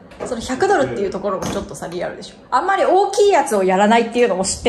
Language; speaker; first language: Japanese; native; Japanese